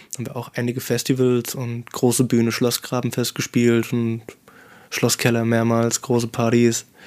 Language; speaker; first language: German; native; German